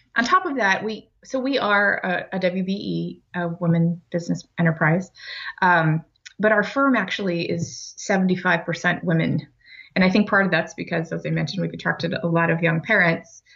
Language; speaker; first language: English; native; English